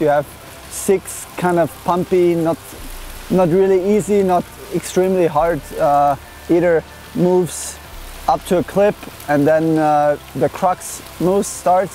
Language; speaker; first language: English; non-native, fluent; German